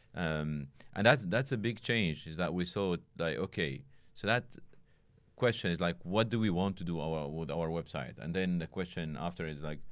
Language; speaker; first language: English; non-native, fluent; Arabic